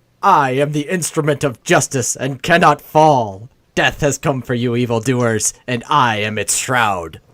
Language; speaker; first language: English; native; English